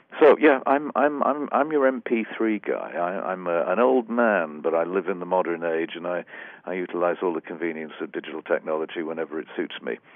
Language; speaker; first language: English; native; English